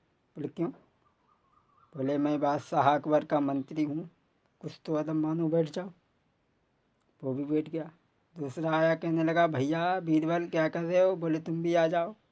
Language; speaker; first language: Hindi; native; Hindi